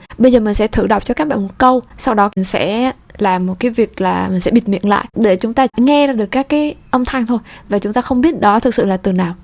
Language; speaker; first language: Vietnamese; native; Vietnamese